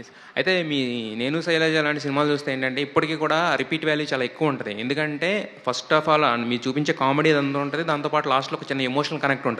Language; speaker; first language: Telugu; native; Telugu